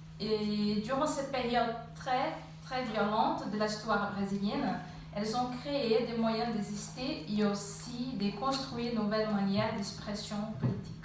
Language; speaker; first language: French; non-native, fluent; Portuguese